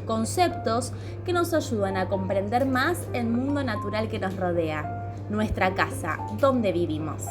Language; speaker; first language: Spanish; native; Spanish